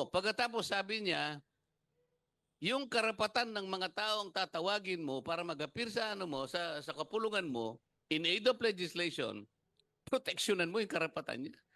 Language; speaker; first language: Filipino; native; Filipino